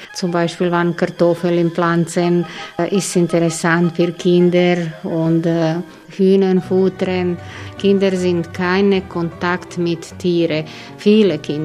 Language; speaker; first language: German; non-native, learner; Croatian